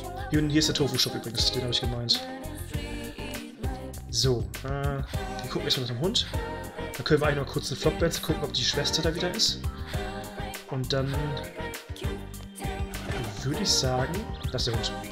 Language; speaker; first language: German; native; German